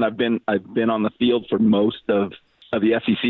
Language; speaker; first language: English; native; English